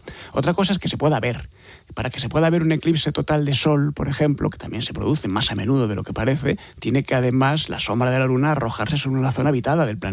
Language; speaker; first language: Spanish; native; Spanish